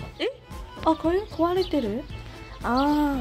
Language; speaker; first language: Japanese; non-native, learner; Chinese